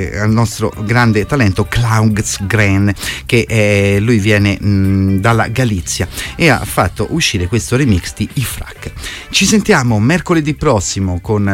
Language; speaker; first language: Italian; native; Italian